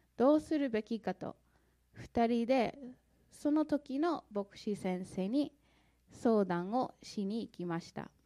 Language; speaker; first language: Japanese; non-native, fluent; English